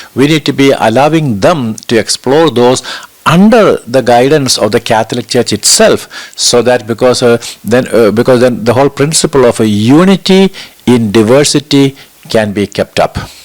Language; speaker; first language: English; non-native, local second language; Malayalam